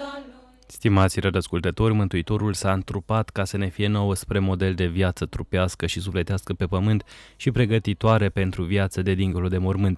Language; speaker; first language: Romanian; native; Romanian